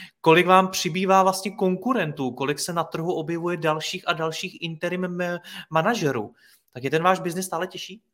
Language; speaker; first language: Czech; native; Czech